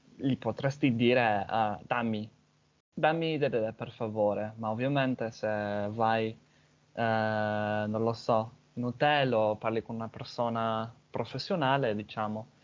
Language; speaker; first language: Italian; non-native, fluent; English